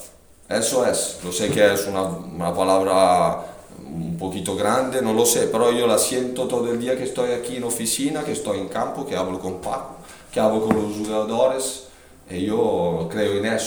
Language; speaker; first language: Spanish; non-native, fluent; Italian